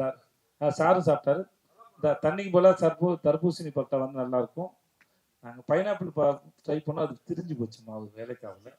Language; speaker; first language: Tamil; native; Tamil